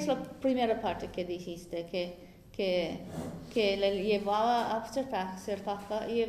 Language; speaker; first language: Spanish; non-native, fluent; English